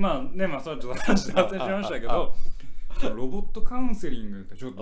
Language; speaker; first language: Japanese; native; Japanese